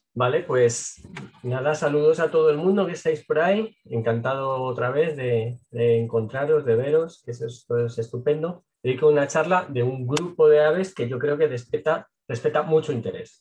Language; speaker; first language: Spanish; native; Spanish